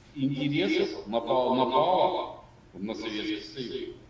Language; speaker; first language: Russian; native; Russian